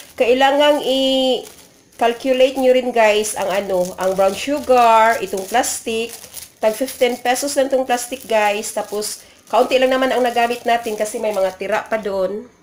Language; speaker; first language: Filipino; non-native, local second language; Cebuano